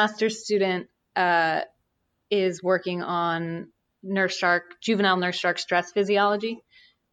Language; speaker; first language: English; native; English